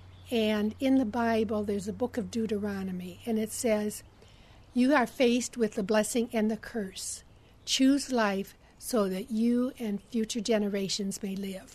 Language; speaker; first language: English; native; English